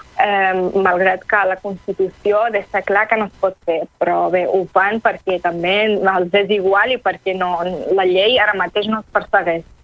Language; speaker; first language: Catalan; early bilingual, other home language; Arabic